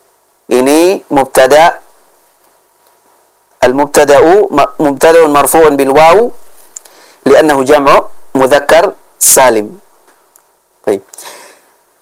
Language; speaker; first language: Arabic; non-native, fluent; Indonesian